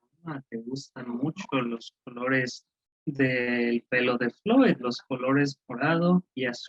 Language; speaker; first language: Spanish; non-native, learner; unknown